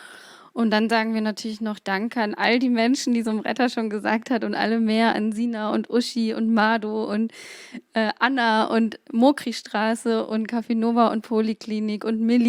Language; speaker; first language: German; native; German